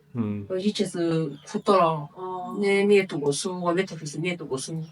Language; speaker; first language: Chinese; non-native, local second language; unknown